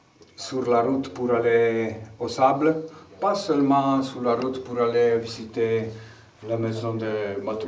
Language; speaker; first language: French; non-native, fluent; Italian